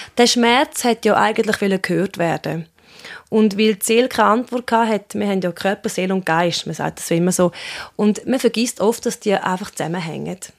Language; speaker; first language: German; early bilingual, other home language; Swiss German